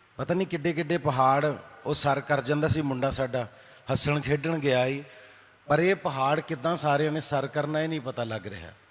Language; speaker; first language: Punjabi; native; Punjabi